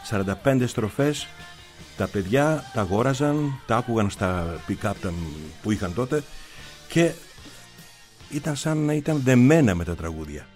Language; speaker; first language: Greek; native; Greek